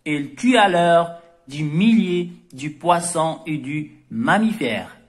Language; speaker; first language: French; non-native, local second language; Arabic